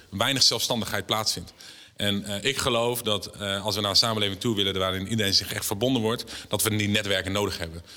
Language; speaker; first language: Dutch; native; Dutch